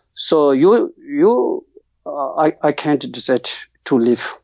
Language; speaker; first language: English; non-native, learner; Tibetan